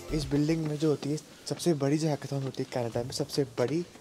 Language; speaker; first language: Hindi; non-native, local second language; Bangla